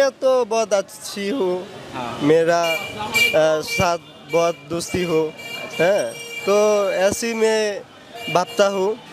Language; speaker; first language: Hindi; non-native, learner; Bangla